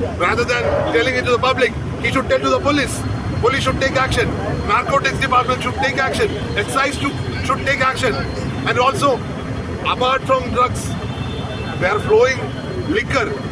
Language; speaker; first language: English; non-native, local second language; Malayalam